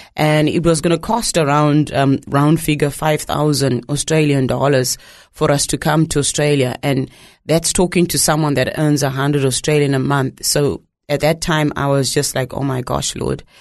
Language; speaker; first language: English; non-native, local second language; Shona